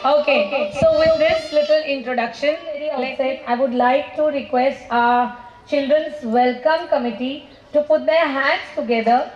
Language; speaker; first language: English; non-native, local second language; Marathi